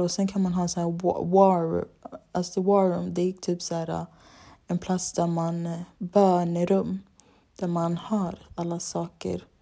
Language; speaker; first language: Swedish; early bilingual, other home language; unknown